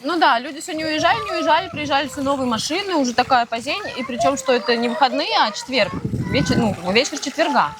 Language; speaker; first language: Russian; native; Russian